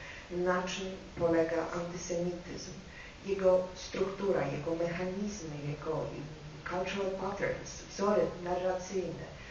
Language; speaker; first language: Polish; native; Polish